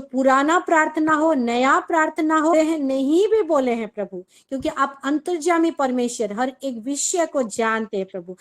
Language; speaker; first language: Hindi; non-native, local second language; Bodo